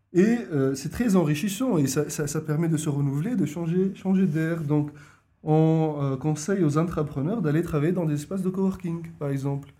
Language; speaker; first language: French; non-native, local second language; Arabic